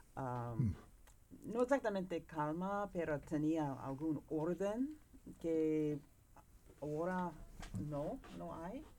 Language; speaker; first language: Spanish; non-native, learner; English